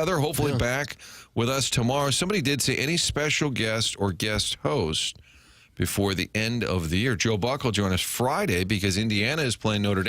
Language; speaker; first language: English; native; English